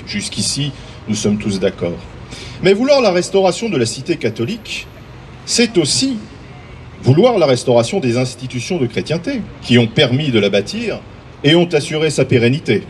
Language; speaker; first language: French; native; French